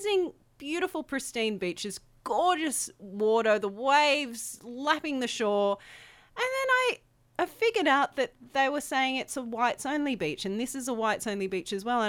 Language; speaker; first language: English; native; English